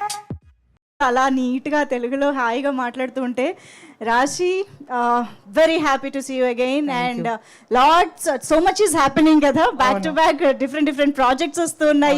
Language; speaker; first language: Telugu; native; Telugu